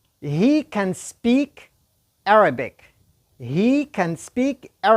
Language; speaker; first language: English; non-native, learner; Pashto